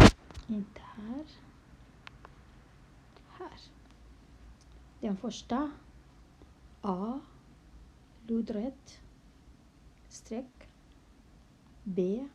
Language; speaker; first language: Swedish; non-native, local second language; Kurdish